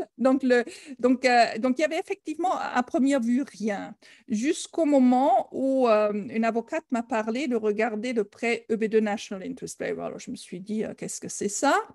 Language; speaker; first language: French; non-native, fluent; German